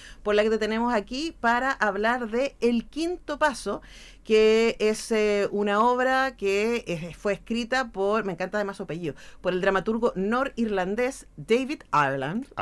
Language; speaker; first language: Spanish; native; Spanish